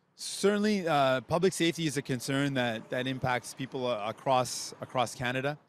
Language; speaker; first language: English; early bilingual, other home language; Punjabi